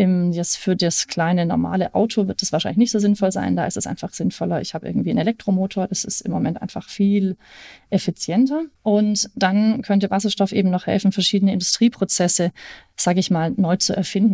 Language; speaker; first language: German; native; German